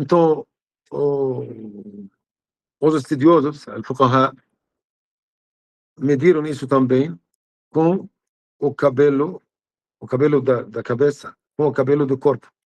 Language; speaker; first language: Portuguese; non-native, fluent; Arabic